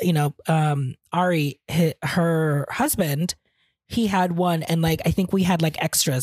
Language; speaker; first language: English; non-native, local second language; Hiligaynon